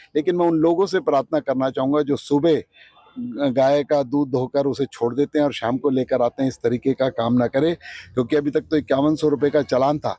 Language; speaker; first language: Hindi; native; Hindi